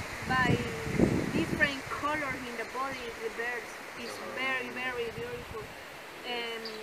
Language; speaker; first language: English; non-native, learner; Spanish